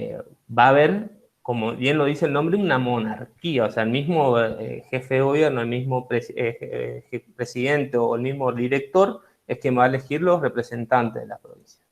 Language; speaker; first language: Spanish; native; Spanish